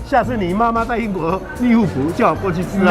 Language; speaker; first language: Chinese; native; Chinese